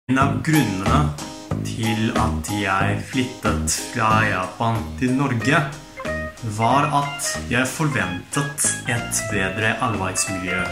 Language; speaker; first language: Norwegian; non-native, fluent; Japanese